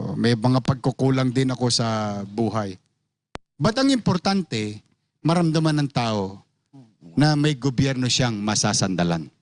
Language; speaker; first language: Filipino; native; Filipino